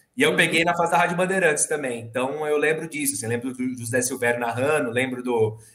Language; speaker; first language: Portuguese; native; Portuguese